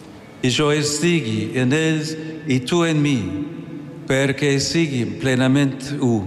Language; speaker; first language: Catalan; non-native, learner; English